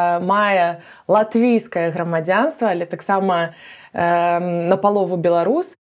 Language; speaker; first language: Belarusian; native; Belarusian